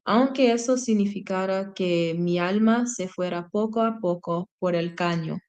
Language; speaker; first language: Spanish; non-native, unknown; English